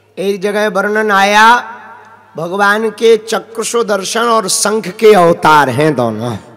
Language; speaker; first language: Hindi; native; Hindi